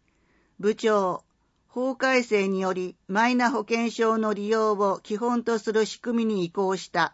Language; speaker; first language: Japanese; native; Japanese